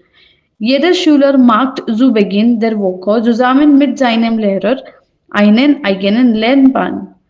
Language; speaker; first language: German; non-native, fluent; Hindi